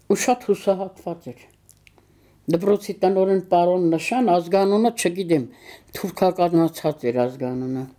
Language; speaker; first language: Armenian; native; Armenian